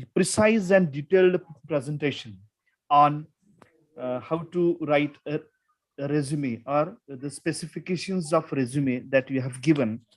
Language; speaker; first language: English; non-native, local second language; Marathi